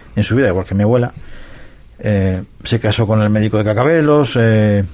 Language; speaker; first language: Spanish; native; Spanish